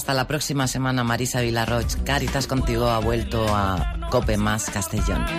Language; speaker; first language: Spanish; native; Spanish